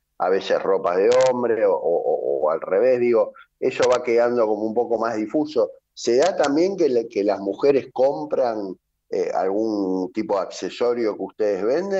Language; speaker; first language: Spanish; native; Spanish